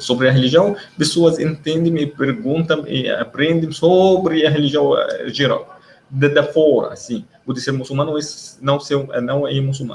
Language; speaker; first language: Portuguese; non-native, learner; Arabic